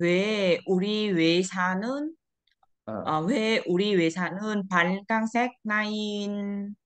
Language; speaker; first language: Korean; non-native, learner; Vietnamese